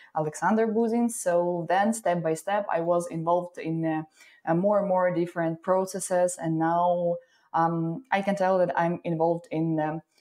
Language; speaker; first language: English; non-native, fluent; Ukrainian